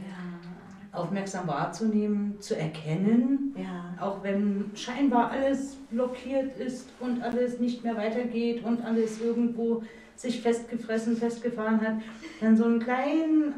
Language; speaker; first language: German; native; German